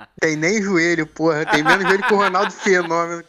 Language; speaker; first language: Portuguese; native; Portuguese